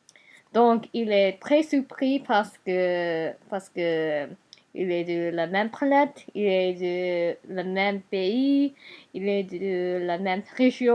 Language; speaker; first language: French; non-native, learner; Japanese